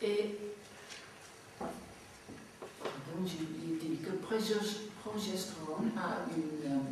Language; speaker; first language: French; non-native, fluent; English